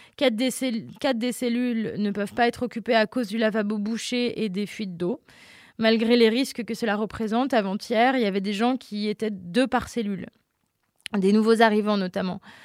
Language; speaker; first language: French; native; French